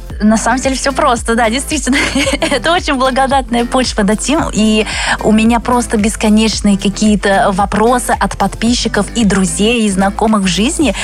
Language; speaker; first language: Russian; early bilingual, other home language; Chinese